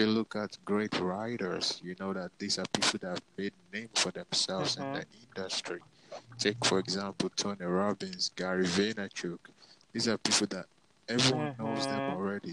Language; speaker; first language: English; non-native, local second language; Igbo